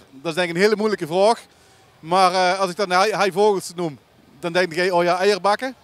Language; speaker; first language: Dutch; native; Dutch